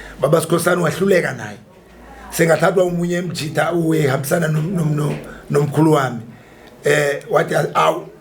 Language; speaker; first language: Zulu; non-native, local second language; Tsonga